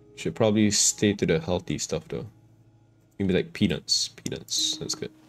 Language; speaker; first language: English; non-native, local second language; Malay